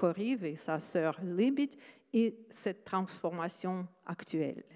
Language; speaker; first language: French; non-native, fluent; Ukrainian